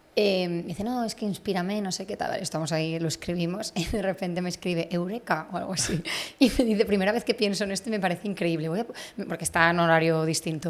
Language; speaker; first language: Spanish; native; Spanish